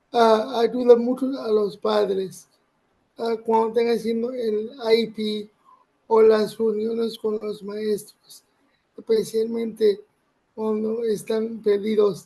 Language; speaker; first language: Spanish; early bilingual, other home language; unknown